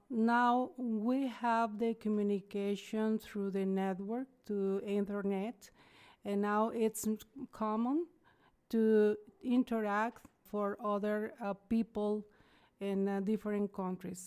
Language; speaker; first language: English; non-native, learner; Spanish